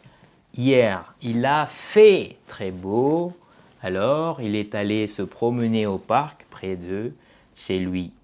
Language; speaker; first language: French; non-native, fluent; Tamil